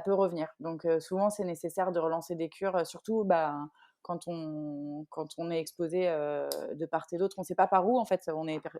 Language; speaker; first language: French; native; French